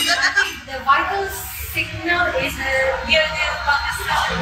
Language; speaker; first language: English; non-native, local second language; Malay